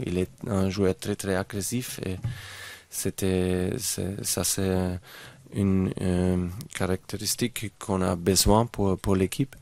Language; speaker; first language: French; non-native, fluent; German